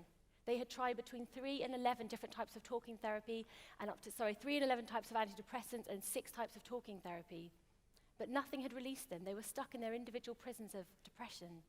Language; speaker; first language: English; native; English